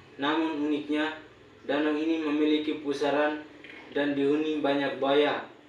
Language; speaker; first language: Indonesian; non-native, local second language; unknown